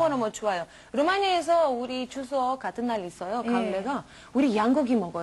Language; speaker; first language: Korean; non-native, learner; Romanian